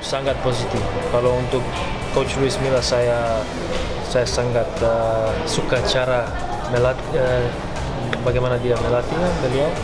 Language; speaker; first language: Indonesian; non-native, fluent; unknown